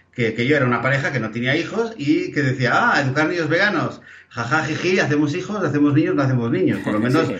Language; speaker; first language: Spanish; native; Spanish